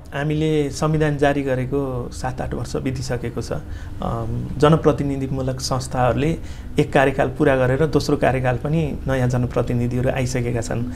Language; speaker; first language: Nepali; native; Nepali